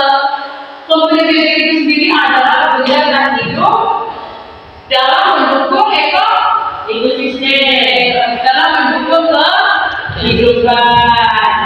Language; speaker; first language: Indonesian; native; Indonesian